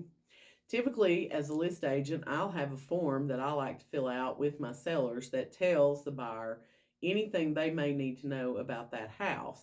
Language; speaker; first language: English; native; English